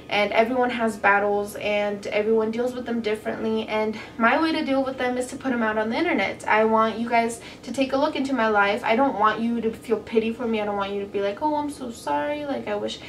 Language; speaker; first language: English; native; English